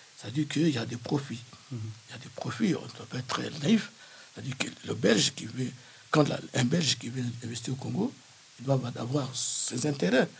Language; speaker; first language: French; non-native, local second language; Kongo